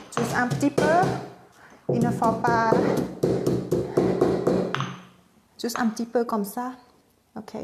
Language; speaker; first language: French; non-native, fluent; Thai